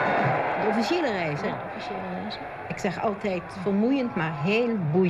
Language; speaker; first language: Dutch; native; Dutch